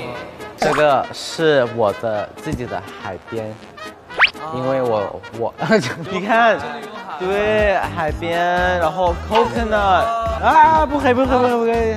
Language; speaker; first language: Chinese; non-native, learner; Thai